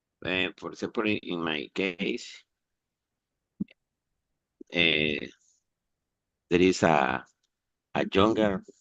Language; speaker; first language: English; non-native, learner; Spanish